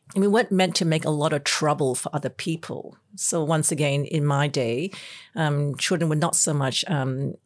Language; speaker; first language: English; non-native, local second language; Cantonese